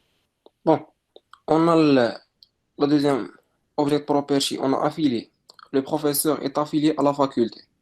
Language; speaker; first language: French; non-native, local second language; Arabic